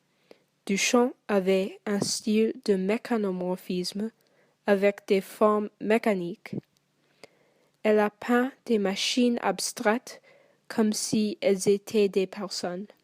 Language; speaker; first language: French; non-native, learner; English